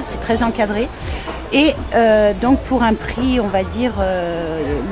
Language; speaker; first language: French; native; French